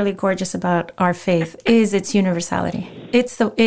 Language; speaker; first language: English; non-native, fluent; Spanish